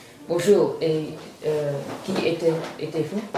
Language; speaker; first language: French; non-native, learner; Dutch